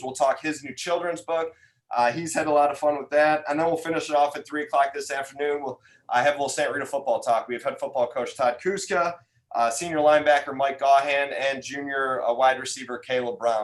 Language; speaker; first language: English; native; English